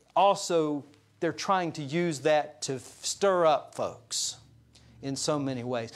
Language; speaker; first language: English; native; English